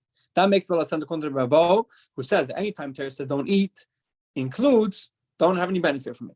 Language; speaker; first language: English; non-native, fluent; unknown